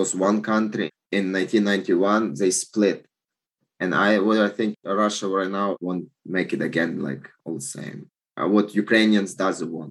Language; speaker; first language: English; non-native, learner; Ukrainian